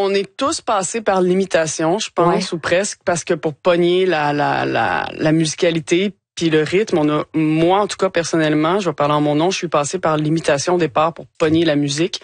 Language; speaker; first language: French; native; French